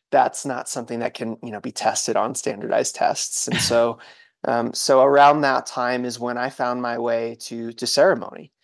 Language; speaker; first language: English; native; English